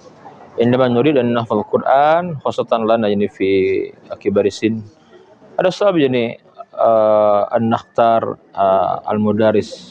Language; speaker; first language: Arabic; non-native, fluent; Indonesian